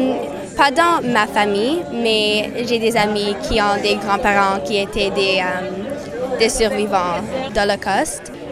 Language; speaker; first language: French; non-native, learner; English